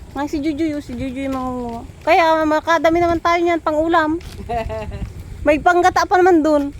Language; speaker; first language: Filipino; non-native, local second language; Bikol